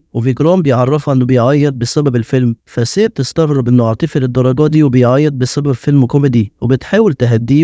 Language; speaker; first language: Arabic; native; Arabic